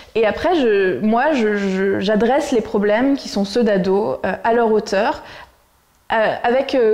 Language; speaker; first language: French; native; French